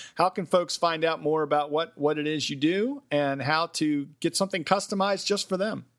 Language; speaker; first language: English; native; English